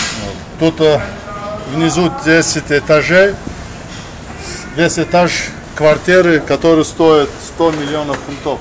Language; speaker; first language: Russian; non-native, fluent; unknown